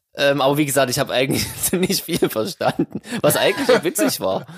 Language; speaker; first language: German; native; German